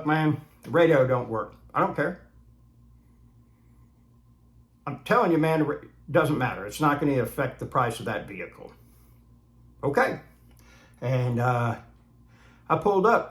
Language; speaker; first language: English; native; English